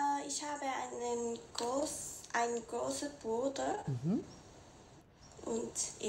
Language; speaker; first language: German; non-native, learner; Korean